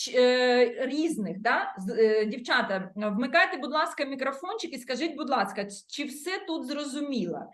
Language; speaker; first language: Ukrainian; non-native, local second language; Russian